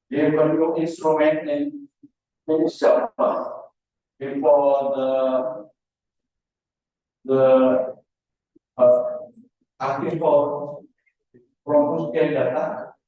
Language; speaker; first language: English; non-native, learner; Indonesian